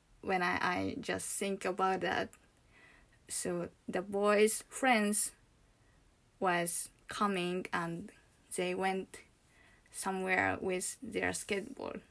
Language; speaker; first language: English; non-native, learner; Japanese